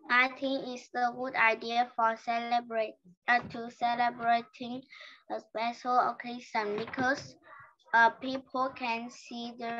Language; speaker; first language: English; non-native, learner; Vietnamese